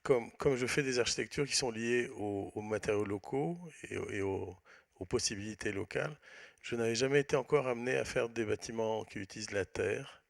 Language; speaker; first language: French; native; French